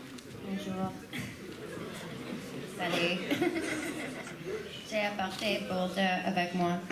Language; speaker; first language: French; non-native, learner; English